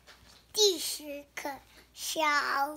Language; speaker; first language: Chinese; early bilingual, heritage; Chinese